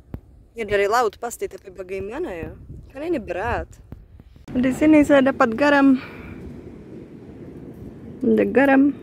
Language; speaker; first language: Indonesian; non-native, fluent; Czech